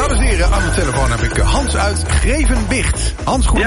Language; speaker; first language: Dutch; native; Dutch